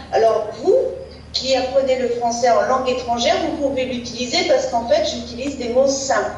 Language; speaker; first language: French; native; French